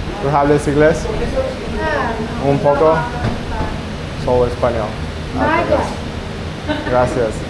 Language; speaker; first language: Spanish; non-native, learner; Bulgarian